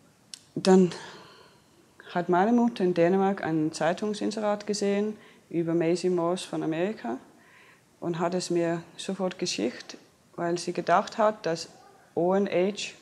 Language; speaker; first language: German; non-native, fluent; Danish